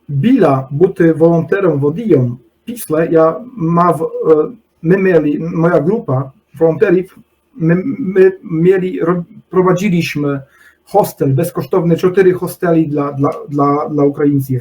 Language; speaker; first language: Polish; non-native, learner; Ukrainian